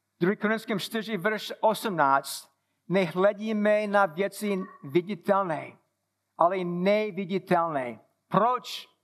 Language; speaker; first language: Czech; non-native, fluent; English